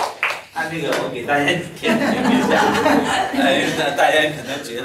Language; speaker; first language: Chinese; native; Chinese